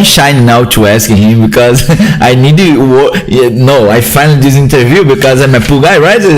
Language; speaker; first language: English; non-native, learner; Portuguese